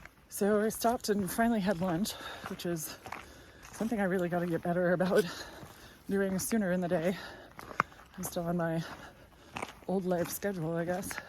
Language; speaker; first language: English; native; English